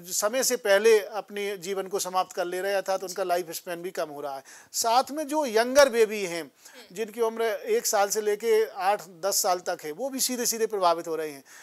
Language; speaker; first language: Hindi; native; Hindi